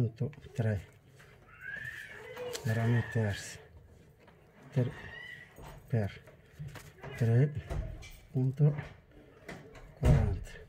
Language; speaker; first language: Italian; non-native, fluent; Arabic